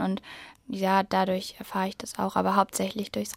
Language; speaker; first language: German; native; German